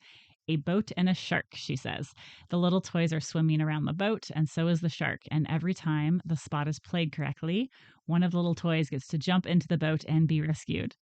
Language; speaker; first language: English; native; English